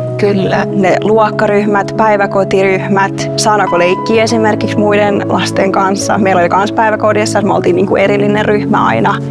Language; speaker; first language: Finnish; early bilingual, other home language; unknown